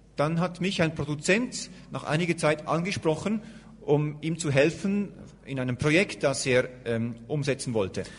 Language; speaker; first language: German; native; German